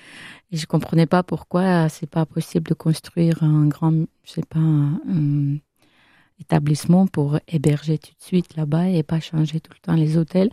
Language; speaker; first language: French; non-native, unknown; Armenian